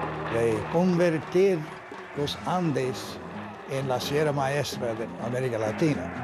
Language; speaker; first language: Spanish; non-native, fluent; English